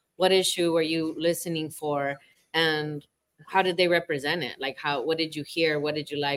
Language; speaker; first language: English; early bilingual, other home language; Spanish